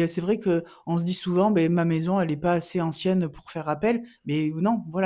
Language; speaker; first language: French; native; French